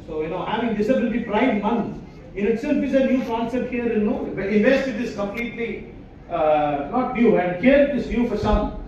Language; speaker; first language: English; non-native, local second language; Tamil